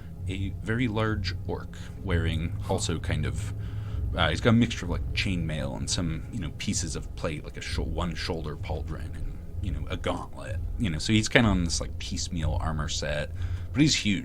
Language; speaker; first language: English; native; English